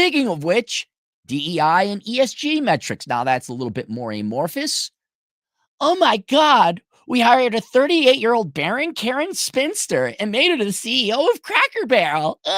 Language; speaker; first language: English; native; English